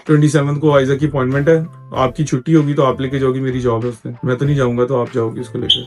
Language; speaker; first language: Urdu; non-native, local second language; Punjabi